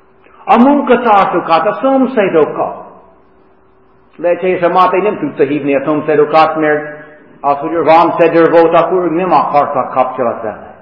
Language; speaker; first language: Hungarian; non-native, fluent; English